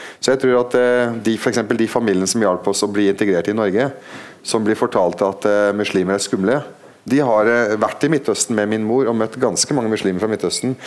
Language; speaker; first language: Norwegian; non-native, fluent; Arabic